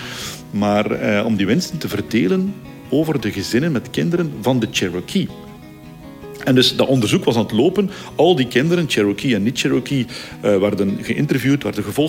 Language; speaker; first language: Dutch; native; Dutch